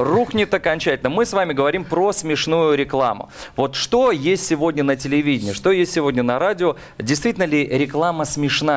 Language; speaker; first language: Russian; native; Russian